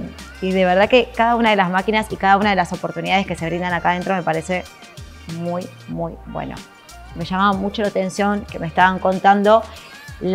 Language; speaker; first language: Spanish; native; Spanish